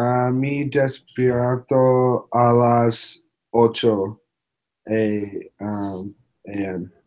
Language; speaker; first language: Spanish; non-native, learner; English